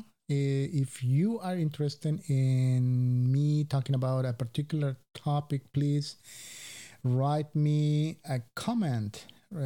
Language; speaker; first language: English; non-native, fluent; Spanish